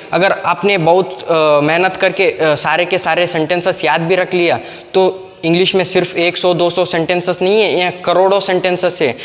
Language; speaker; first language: Hindi; non-native, local second language; Kannada